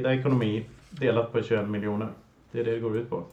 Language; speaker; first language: Swedish; native; Swedish